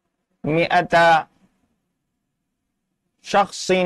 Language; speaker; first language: Arabic; non-native, fluent; Urdu